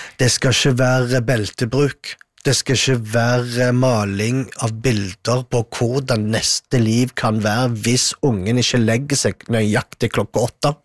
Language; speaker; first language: Norwegian; early bilingual, other home language; Arabic